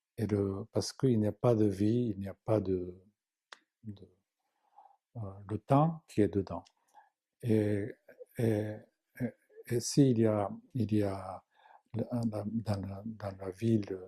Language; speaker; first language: French; non-native, fluent; Japanese